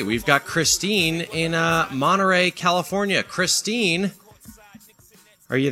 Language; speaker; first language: English; native; English